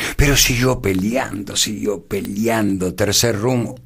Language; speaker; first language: Spanish; native; Spanish